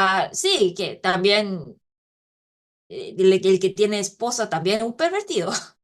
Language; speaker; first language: Spanish; non-native, fluent; Korean